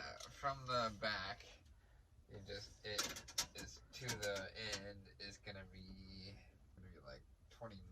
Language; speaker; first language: English; native; English